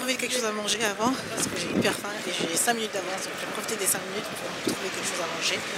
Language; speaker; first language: French; native; French